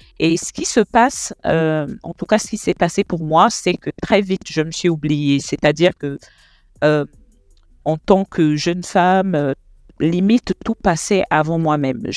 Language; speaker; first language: French; non-native, local second language; Lingala